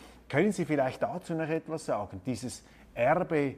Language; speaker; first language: German; native; German